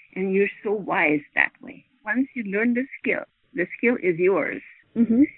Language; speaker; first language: English; non-native, fluent; Swedish